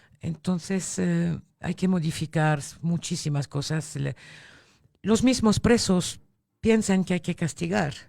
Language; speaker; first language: Spanish; non-native, fluent; French